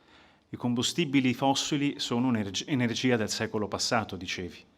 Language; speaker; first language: Italian; native; Italian